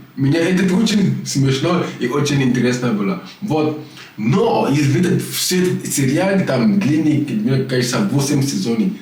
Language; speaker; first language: Russian; non-native, learner; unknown